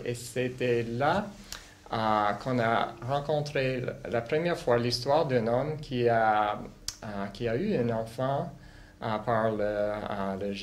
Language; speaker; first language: French; non-native, local second language; English